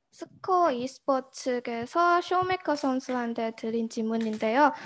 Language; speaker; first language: Korean; non-native, fluent; Chinese